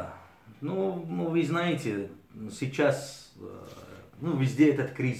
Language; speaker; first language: Russian; early bilingual, heritage; Arabic